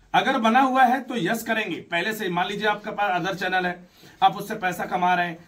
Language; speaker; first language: Hindi; native; Hindi